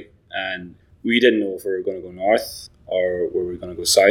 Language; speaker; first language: English; native; English